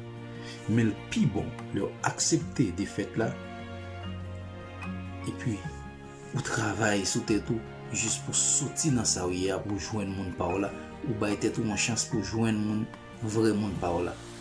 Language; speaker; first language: French; non-native, local second language; Haitian Creole